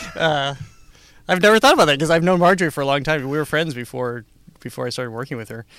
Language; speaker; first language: English; native; English